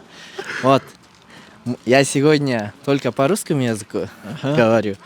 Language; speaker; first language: Russian; non-native, local second language; Kyrgyz